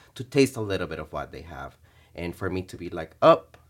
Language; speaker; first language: English; early bilingual, other home language; Spanish